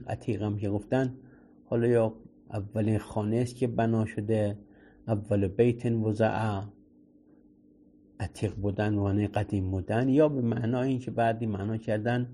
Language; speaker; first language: Persian; native; Persian